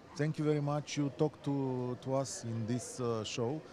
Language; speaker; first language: English; non-native, fluent; Romanian